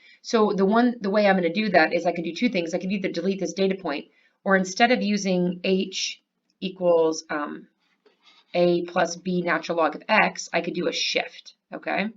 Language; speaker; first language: English; native; English